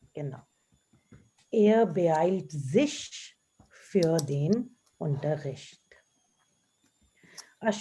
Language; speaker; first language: German; non-native, fluent; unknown